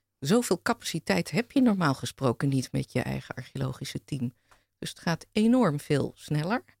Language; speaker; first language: Dutch; native; Dutch